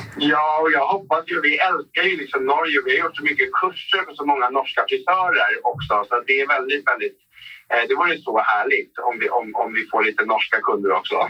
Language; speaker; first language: Swedish; native; Swedish